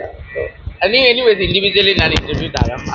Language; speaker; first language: Malayalam; non-native, learner; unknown